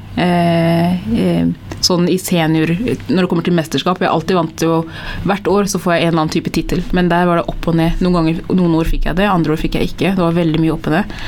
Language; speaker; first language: Norwegian; early bilingual, other home language; Tigrinya